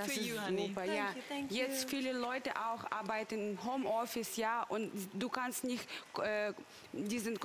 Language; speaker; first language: German; non-native, learner; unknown